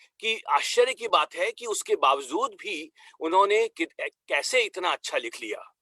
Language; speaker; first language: Hindi; native; Hindi